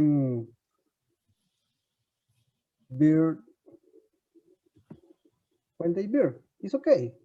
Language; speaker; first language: English; non-native, learner; Spanish